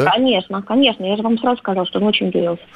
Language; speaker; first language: Russian; native; Russian